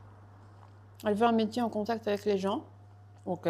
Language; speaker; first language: French; native; French